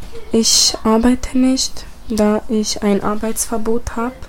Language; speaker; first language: German; early bilingual, other home language; Bosnian